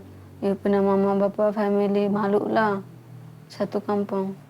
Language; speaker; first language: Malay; non-native, learner; Bangla